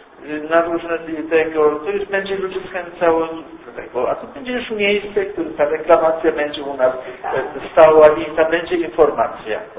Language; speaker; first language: Polish; early bilingual, heritage; Polish